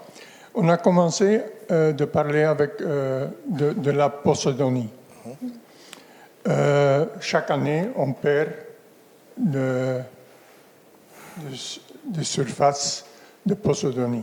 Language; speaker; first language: French; non-native, fluent; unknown